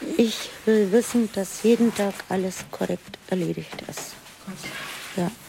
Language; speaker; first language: German; native; German